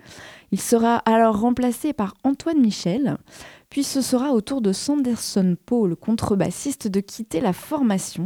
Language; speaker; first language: French; native; French